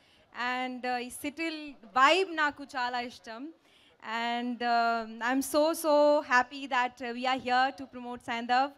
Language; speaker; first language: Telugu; non-native, local second language; Hindi